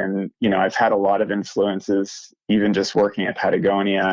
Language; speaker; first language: English; native; English